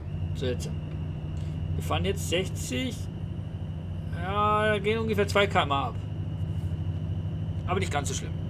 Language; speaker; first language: German; native; German